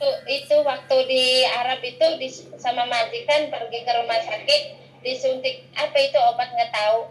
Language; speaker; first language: Indonesian; non-native, local second language; Javanese